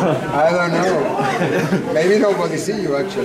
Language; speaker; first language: English; non-native, learner; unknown